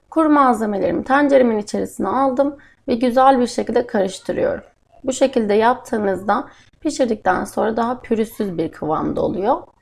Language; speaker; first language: Turkish; native; Turkish